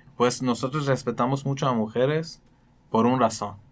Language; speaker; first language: Spanish; non-native, learner; Persian